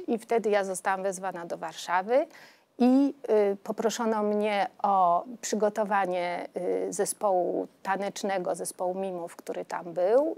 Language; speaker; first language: Polish; native; Polish